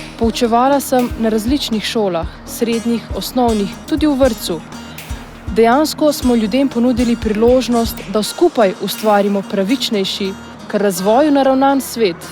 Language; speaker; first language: Slovenian; non-native, local second language; Bosnian